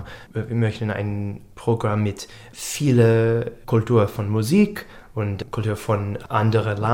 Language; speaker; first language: German; non-native, learner; English